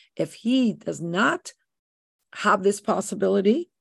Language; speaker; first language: English; native; English